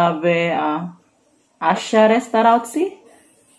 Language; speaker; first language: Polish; non-native, learner; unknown